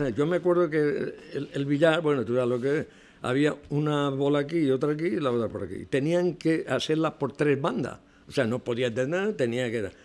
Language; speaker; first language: Spanish; non-native, local second language; Catalan